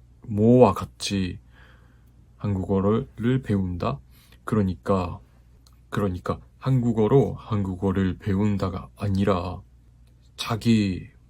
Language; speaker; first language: Korean; non-native, fluent; Japanese